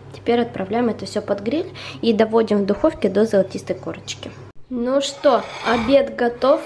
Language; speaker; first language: Russian; native; Russian